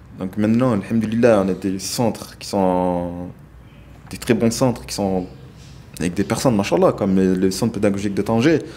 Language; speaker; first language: French; native; French